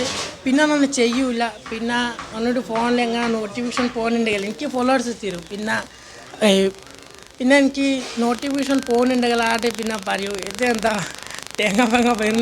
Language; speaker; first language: Malayalam; non-native, local second language; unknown